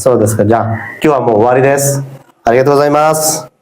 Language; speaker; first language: Japanese; non-native, fluent; Bangla